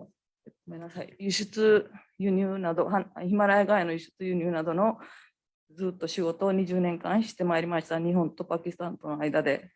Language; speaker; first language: Japanese; non-native, fluent; Urdu